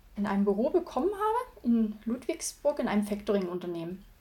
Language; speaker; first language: German; native; German